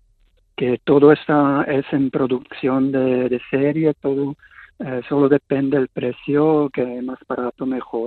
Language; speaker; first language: Spanish; non-native, fluent; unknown